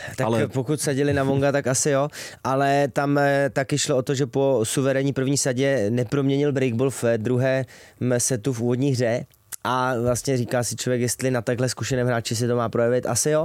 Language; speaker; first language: Czech; native; Czech